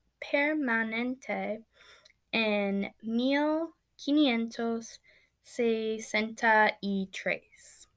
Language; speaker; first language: Spanish; non-native, learner; English